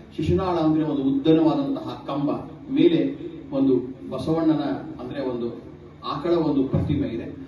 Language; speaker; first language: Kannada; native; Kannada